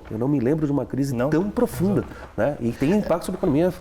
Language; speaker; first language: Portuguese; native; Portuguese